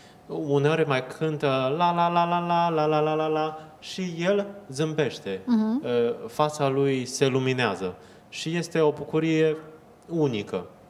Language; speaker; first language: Romanian; non-native, fluent; Chinese